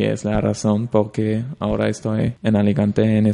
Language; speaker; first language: Spanish; non-native, learner; German